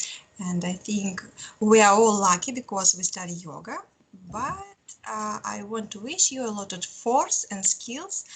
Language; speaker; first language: English; non-native, learner; Russian